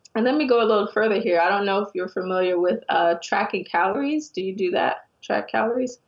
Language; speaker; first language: English; native; English